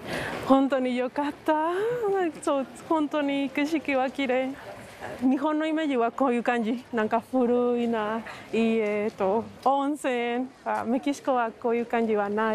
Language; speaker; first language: Japanese; non-native, learner; Spanish